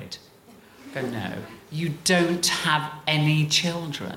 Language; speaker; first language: English; native; English